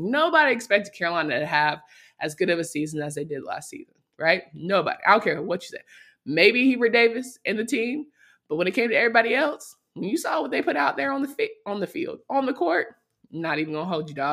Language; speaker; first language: English; native; English